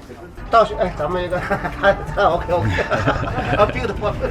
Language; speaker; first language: Chinese; native; Chinese